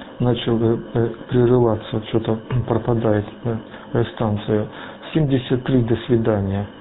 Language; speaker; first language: Russian; native; Russian